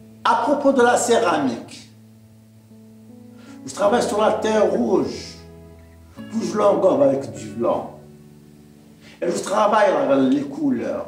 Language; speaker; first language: French; non-native, local second language; Arabic